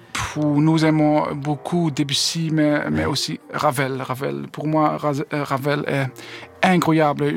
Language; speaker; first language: French; non-native, learner; Dutch